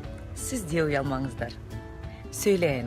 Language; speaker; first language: Kazakh; non-native, local second language; Russian